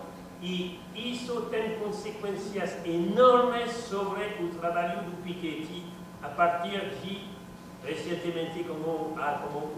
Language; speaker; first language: Portuguese; non-native, learner; French